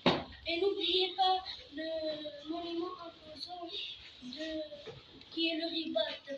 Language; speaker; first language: French; non-native, learner; Arabic